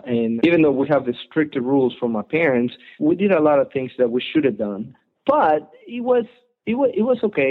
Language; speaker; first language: English; non-native, fluent; Spanish